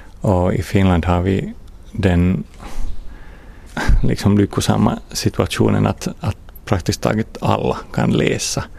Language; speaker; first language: Swedish; non-native, fluent; Finnish